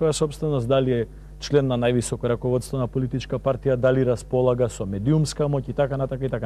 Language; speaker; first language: Macedonian; native; Macedonian